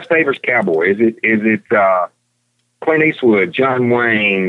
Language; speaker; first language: English; native; English